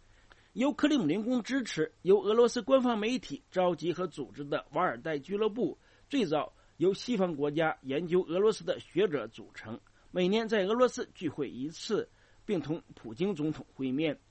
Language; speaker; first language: Chinese; native; Chinese